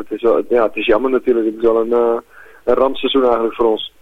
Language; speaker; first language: Dutch; native; Dutch